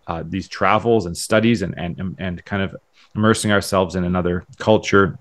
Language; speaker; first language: English; native; English